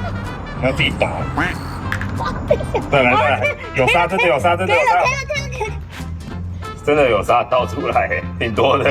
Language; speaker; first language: Chinese; native; Chinese